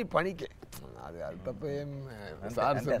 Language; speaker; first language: Telugu; non-native, local second language; Tamil